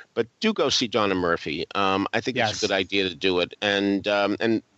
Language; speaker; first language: English; native; English